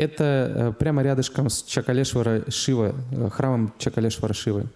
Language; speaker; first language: Russian; native; Russian